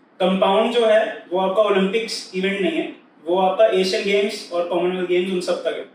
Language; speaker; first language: Hindi; native; Hindi